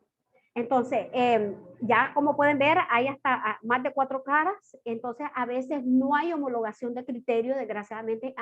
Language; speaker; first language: Spanish; native; Spanish